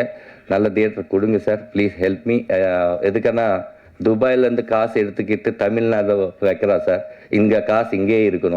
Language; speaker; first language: Tamil; non-native, learner; Telugu